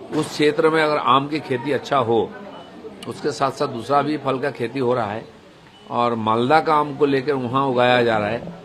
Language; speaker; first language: Hindi; non-native, local second language; Bangla